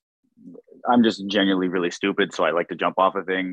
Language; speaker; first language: English; native; English